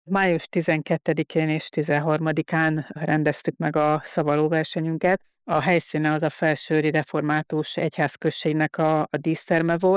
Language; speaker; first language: Hungarian; native; Hungarian